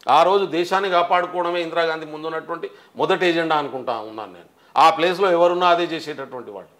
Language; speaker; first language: Telugu; non-native, local second language; Lambadi